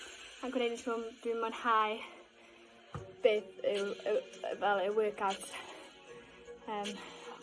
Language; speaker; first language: Welsh; non-native, local second language; English